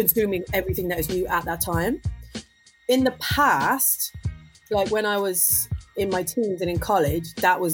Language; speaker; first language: English; native; English